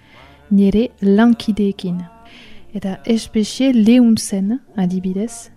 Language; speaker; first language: Basque; non-native, learner; French